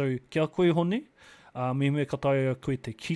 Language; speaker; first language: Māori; non-native, local second language; English